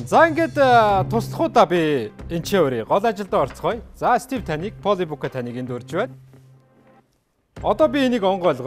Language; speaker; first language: Mongolian; native; Mongolian